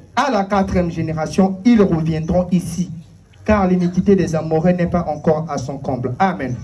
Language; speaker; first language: French; non-native, local second language; Lingala